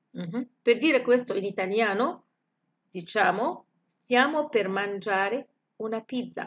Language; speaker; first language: Italian; non-native, fluent; Arabic